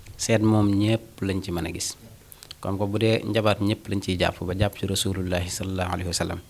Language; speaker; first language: Wolof; native; Wolof